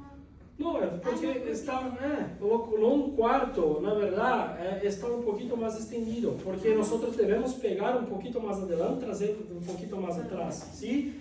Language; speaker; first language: Spanish; non-native, fluent; Portuguese